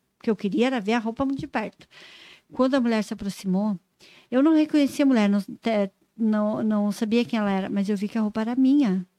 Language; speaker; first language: Portuguese; native; Portuguese